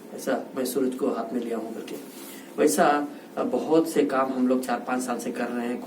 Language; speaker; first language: Hindi; non-native, local second language; Kannada